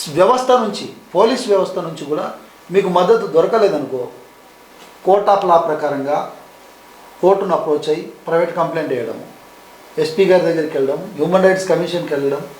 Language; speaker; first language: Telugu; non-native, local second language; Lambadi